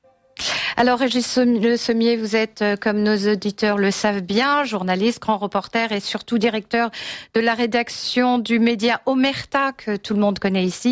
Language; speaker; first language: French; native; French